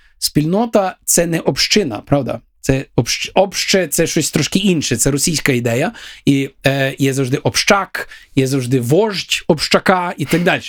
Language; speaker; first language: Ukrainian; early bilingual, heritage; Ukrainian